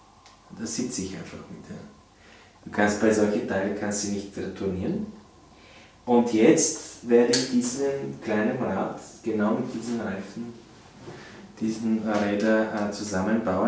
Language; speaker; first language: German; non-native, fluent; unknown